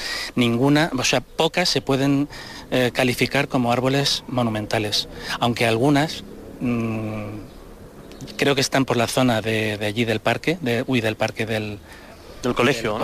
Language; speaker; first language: Spanish; native; Spanish